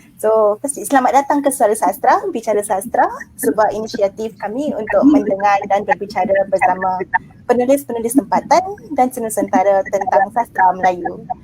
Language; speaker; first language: Malay; native; Malay